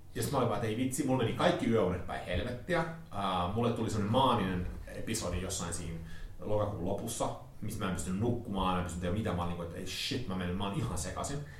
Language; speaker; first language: Finnish; early bilingual, heritage; Finnish